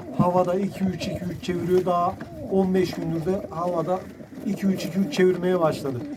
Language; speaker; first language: Turkish; native; Turkish